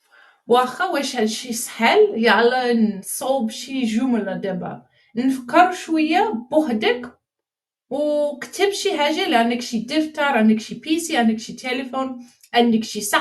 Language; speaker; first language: Arabic; non-native, learner; English